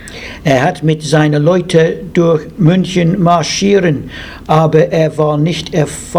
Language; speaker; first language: German; non-native, learner; English